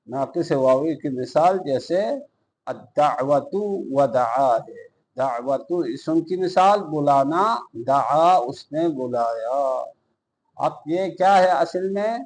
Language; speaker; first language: Urdu; non-native, local second language; Balti